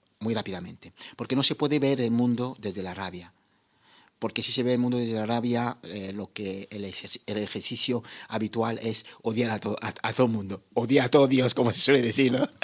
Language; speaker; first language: Spanish; non-native, fluent; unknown